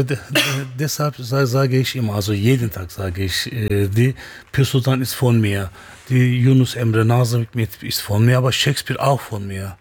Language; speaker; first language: German; non-native, learner; Turkish